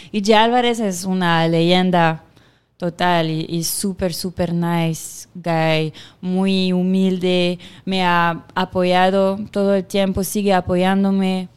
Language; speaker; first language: Spanish; non-native, fluent; French